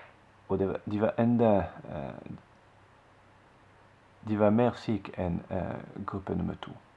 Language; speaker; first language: Norwegian; non-native, fluent; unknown